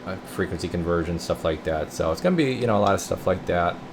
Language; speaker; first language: English; native; English